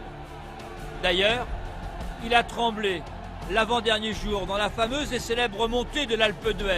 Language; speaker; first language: French; native; French